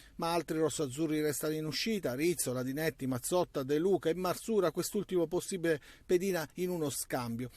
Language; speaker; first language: Italian; native; Italian